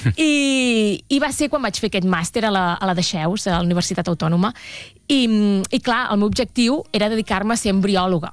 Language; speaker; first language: Catalan; native; Catalan